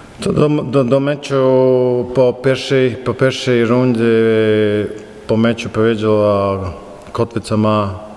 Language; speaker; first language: Polish; non-native, learner; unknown